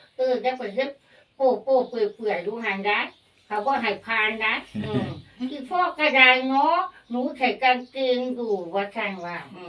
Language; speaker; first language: Thai; native; Thai